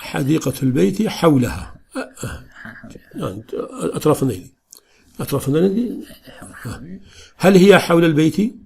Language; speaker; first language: Arabic; non-native, fluent; Turkish